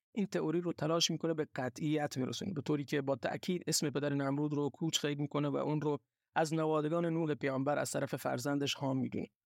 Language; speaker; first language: Persian; non-native, local second language; Baluchi